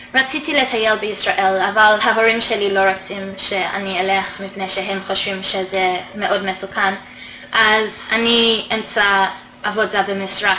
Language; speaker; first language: Hebrew; non-native, fluent; English